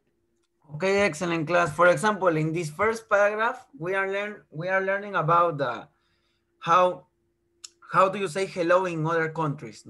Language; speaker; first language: English; non-native, fluent; Spanish